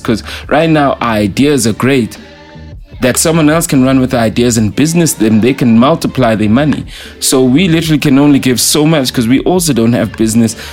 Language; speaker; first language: English; non-native, local second language; Zulu